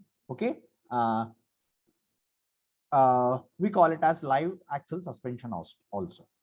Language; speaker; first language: English; non-native, local second language; Marathi